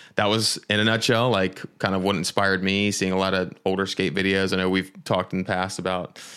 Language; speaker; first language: English; native; English